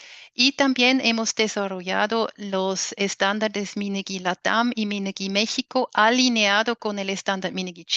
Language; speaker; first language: Spanish; non-native, fluent; German